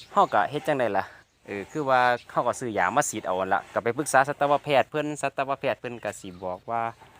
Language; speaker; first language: Thai; native; Thai